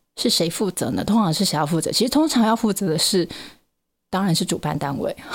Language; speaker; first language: Chinese; native; Chinese